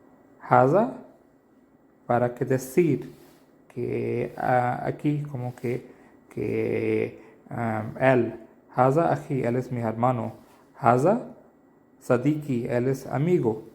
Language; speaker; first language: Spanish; non-native, learner; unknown